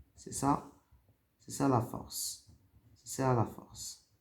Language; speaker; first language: French; non-native, local second language; Arabic